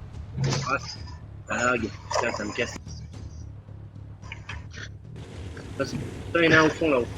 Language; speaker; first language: French; native; French